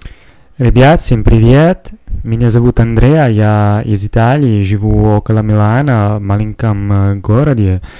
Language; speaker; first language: Russian; non-native, fluent; Italian